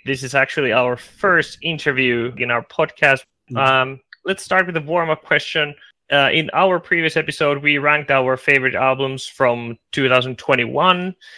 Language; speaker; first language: English; non-native, fluent; Finnish